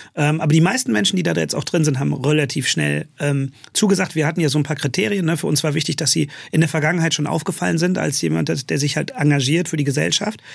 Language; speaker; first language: German; native; German